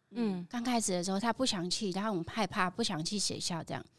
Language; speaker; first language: Chinese; non-native, fluent; Khmer